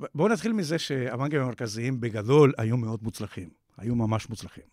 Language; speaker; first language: Hebrew; non-native, fluent; Spanish